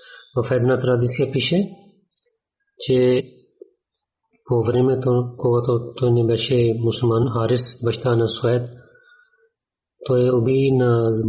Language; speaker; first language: Bulgarian; non-native, learner; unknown